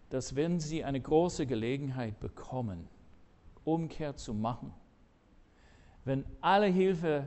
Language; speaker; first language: German; non-native, fluent; English